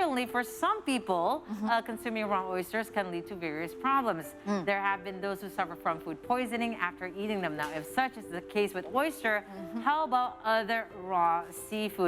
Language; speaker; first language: English; non-native, fluent; Indonesian